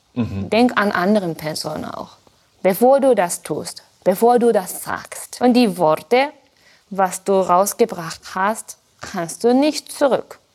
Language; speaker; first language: German; non-native, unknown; Japanese